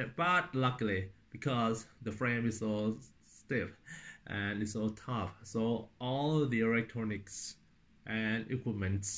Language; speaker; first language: English; non-native, fluent; Thai